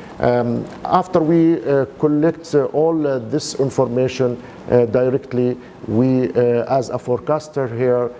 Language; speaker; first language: English; non-native, learner; Arabic